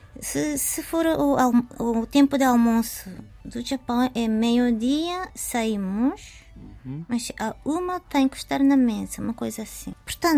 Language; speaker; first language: Portuguese; non-native, learner; Japanese